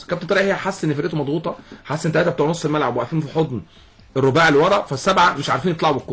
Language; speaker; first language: Arabic; native; Arabic